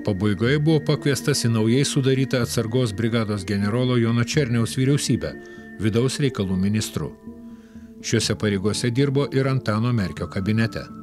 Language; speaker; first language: Lithuanian; native; Lithuanian